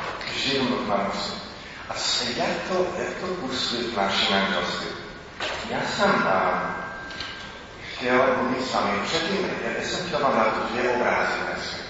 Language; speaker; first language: Czech; non-native, fluent; English